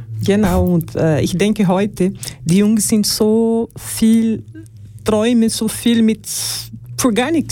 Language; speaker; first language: German; non-native, learner; Portuguese